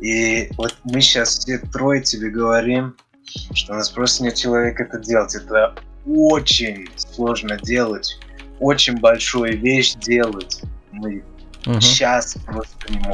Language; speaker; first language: Russian; early bilingual, heritage; Russian